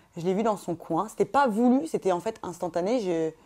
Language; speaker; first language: French; native; French